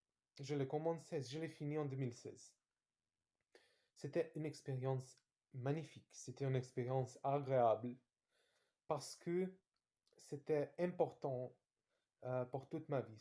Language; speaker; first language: French; non-native, fluent; Serbian